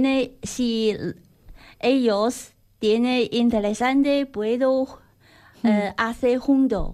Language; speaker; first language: Spanish; non-native, learner; Chinese